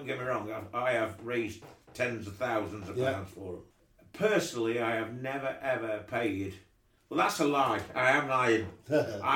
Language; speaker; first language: English; native; English